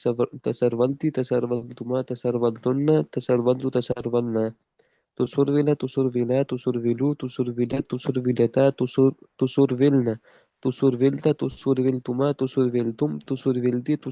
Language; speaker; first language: Arabic; non-native, learner; Urdu